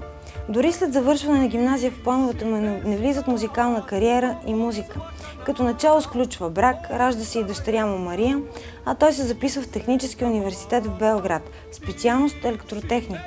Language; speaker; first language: Bulgarian; native; Bulgarian